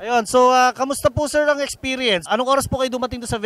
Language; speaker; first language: Filipino; native; Filipino